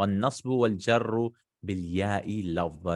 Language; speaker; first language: Arabic; non-native, fluent; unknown